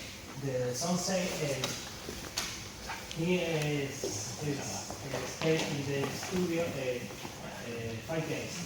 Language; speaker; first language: English; non-native, learner; Spanish